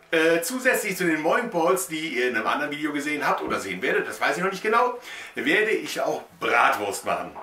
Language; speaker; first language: German; native; German